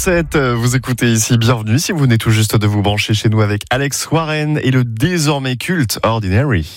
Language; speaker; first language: French; native; French